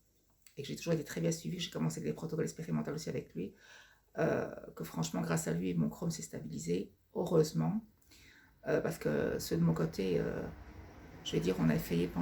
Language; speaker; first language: French; native; French